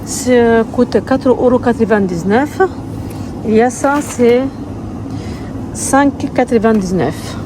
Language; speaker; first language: French; non-native, learner; Arabic